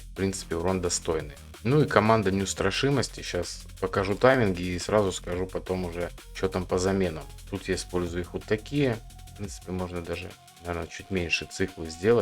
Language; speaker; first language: Russian; native; Russian